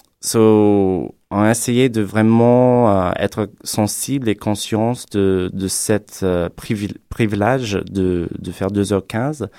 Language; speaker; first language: French; non-native, fluent; English